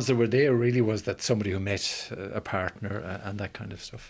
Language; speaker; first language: English; native; English